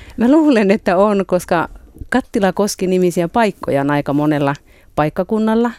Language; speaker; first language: Finnish; native; Finnish